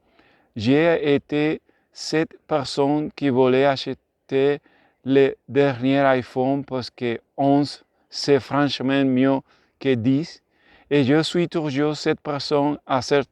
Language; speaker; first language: French; non-native, learner; Spanish